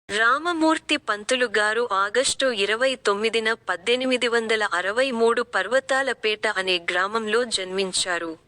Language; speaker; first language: Telugu; native; Telugu